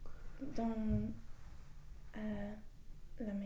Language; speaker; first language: French; non-native, learner; English